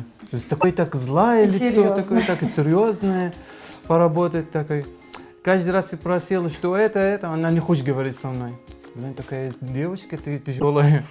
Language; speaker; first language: Russian; non-native, learner; Arabic